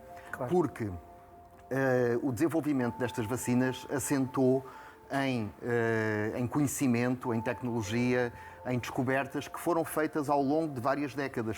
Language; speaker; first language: Portuguese; native; Portuguese